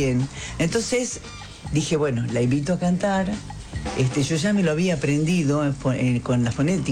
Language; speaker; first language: Spanish; native; Spanish